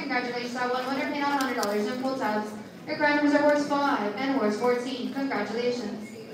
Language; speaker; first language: English; native; English